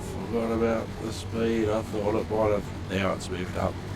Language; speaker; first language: English; native; English